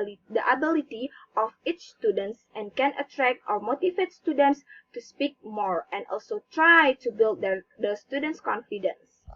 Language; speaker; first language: English; non-native, learner; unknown